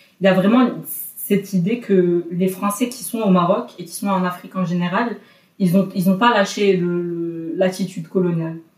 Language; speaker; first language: French; non-native, local second language; Arabic